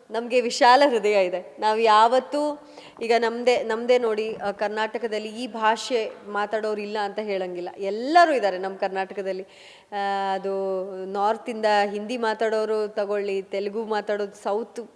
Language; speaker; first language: Kannada; non-native, local second language; Kodava